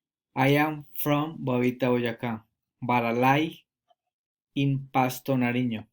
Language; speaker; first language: English; non-native, learner; Spanish